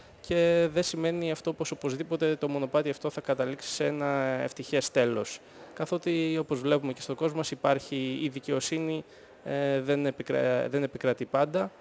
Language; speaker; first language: Greek; native; Greek